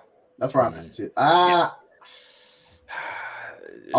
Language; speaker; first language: English; native; English